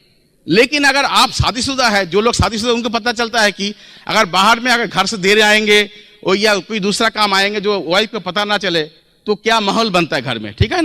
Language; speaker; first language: Hindi; non-native, local second language; Bangla